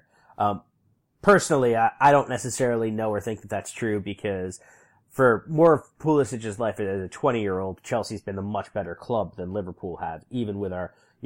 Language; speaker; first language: English; native; English